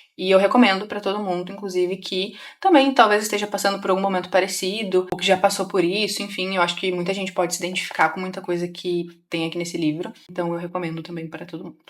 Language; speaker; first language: Portuguese; native; Portuguese